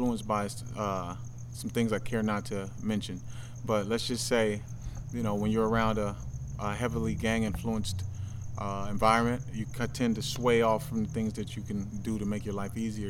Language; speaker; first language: English; native; English